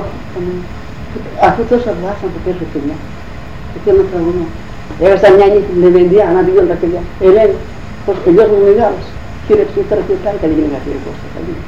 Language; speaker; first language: Greek; native; Greek